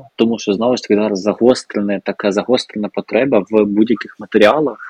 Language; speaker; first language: Ukrainian; native; Ukrainian